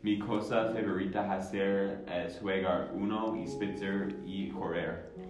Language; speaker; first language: Spanish; non-native, learner; English